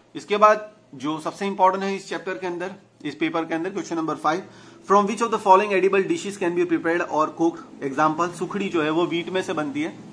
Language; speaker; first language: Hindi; non-native, local second language; Gujarati